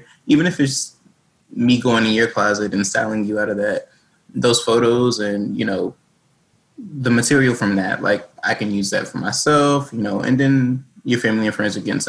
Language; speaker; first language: English; native; English